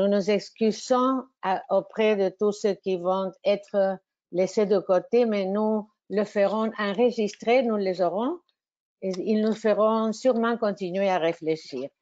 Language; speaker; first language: French; non-native, fluent; Spanish